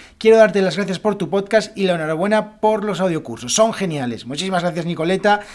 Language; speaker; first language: Spanish; native; Spanish